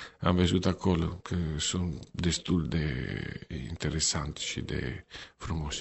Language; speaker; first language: Romanian; non-native, fluent; Italian